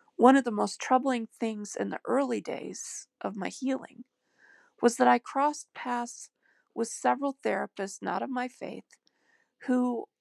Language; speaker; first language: English; native; English